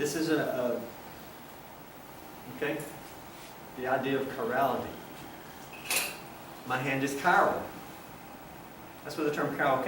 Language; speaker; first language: English; native; English